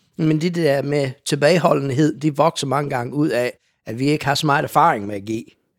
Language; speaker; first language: Danish; non-native, fluent; English